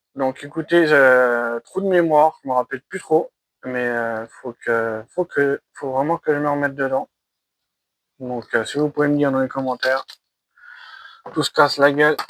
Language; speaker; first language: French; native; French